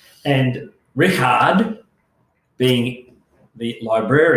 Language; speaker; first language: English; native; English